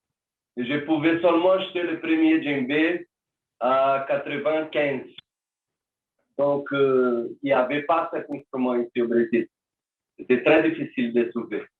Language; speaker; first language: French; non-native, learner; Portuguese